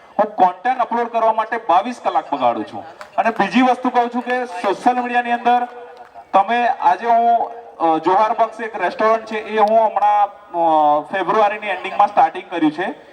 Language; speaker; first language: Gujarati; non-native, local second language; Rathawi